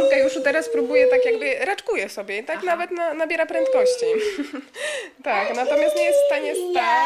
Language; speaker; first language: Polish; native; Polish